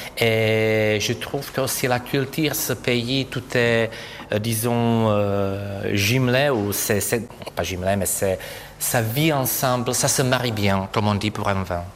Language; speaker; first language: French; non-native, fluent; Czech